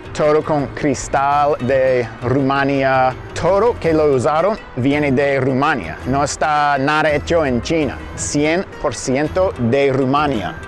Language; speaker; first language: Spanish; non-native, fluent; English